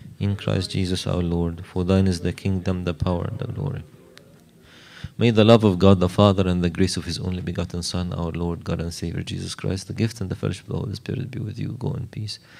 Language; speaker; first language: English; non-native, fluent; Arabic